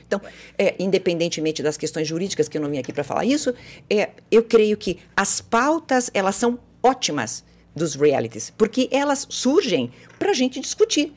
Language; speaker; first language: Portuguese; native; Portuguese